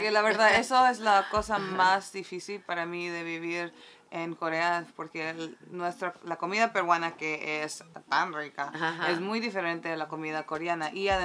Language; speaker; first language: Spanish; early bilingual, heritage; Spanish